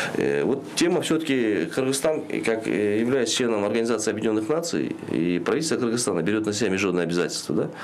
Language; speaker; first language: Russian; non-native, local second language; Kyrgyz